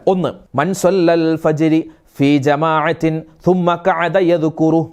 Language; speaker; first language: Malayalam; native; Malayalam